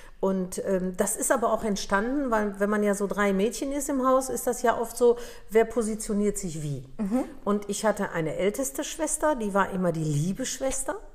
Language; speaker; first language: German; early bilingual, other home language; Polish